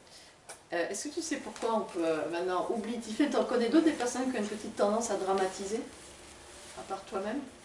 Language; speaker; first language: French; native; French